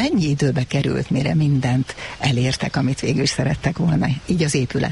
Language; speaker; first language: Hungarian; native; Hungarian